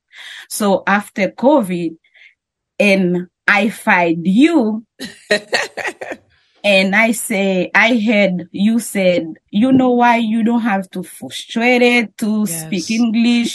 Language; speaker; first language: English; non-native, learner; French